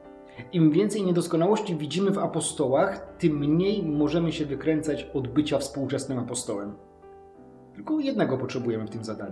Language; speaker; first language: Polish; native; Polish